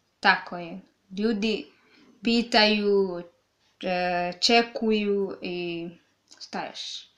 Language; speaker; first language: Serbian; non-native, learner; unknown